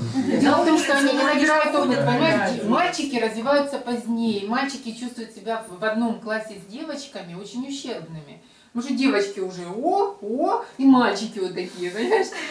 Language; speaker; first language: Russian; native; Russian